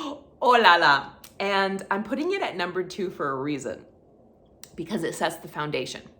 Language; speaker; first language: English; native; English